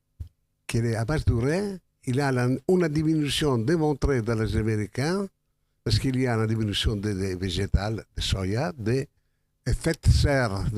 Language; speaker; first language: French; non-native, fluent; Spanish